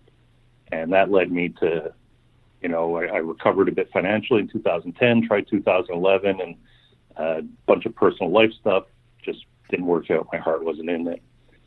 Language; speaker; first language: English; native; English